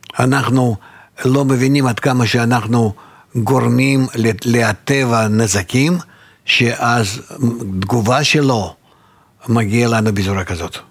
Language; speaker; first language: Hebrew; non-native, fluent; Russian